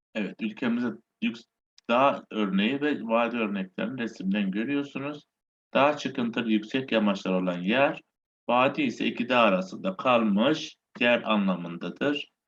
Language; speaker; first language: Turkish; native; Turkish